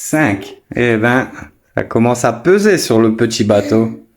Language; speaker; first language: French; native; French